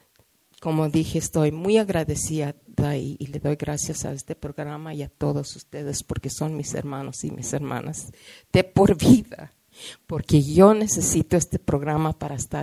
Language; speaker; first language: Spanish; early bilingual, heritage; Spanish